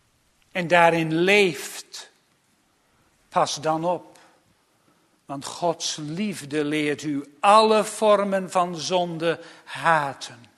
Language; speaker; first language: Dutch; native; Dutch